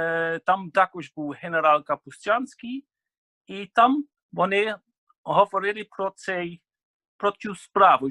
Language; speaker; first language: Ukrainian; non-native, fluent; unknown